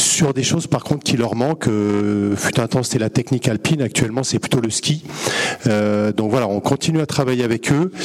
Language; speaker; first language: French; native; French